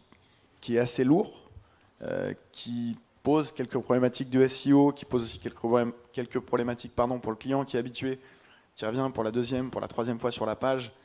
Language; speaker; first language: French; native; French